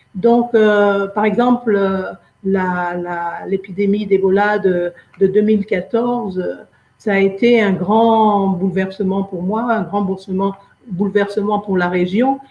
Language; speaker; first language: French; native; French